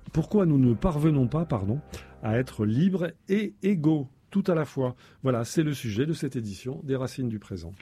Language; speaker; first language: French; native; French